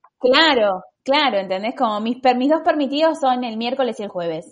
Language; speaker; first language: Spanish; native; Spanish